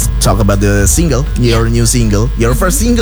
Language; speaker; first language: English; non-native, fluent; Indonesian